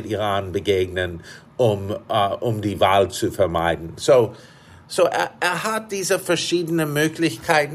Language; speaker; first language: German; non-native, fluent; English